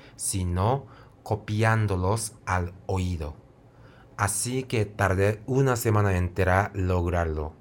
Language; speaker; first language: Spanish; non-native, fluent; Japanese